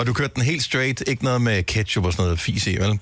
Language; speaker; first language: Danish; native; Danish